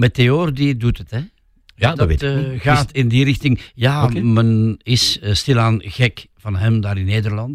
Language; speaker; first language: Dutch; native; Dutch